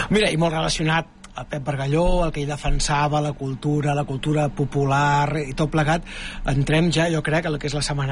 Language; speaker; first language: Catalan; native; Catalan